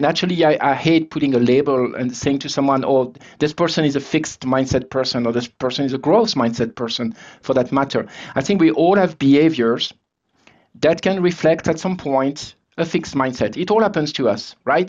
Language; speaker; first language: English; non-native, fluent; French